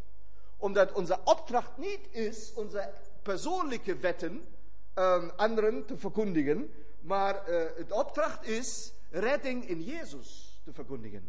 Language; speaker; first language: Dutch; non-native, fluent; German